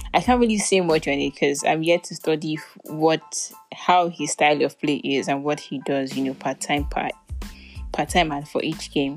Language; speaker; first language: English; non-native, local second language; Yoruba